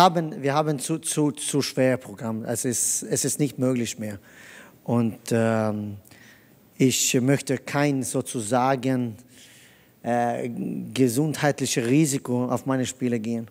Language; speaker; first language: German; non-native, fluent; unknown